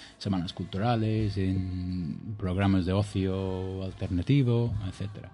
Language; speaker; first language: Spanish; non-native, fluent; English